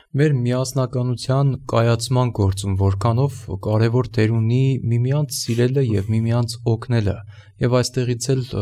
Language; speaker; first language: Armenian; native; Armenian